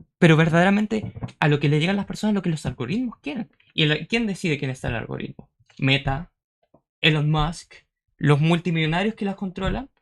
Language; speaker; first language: Spanish; native; Spanish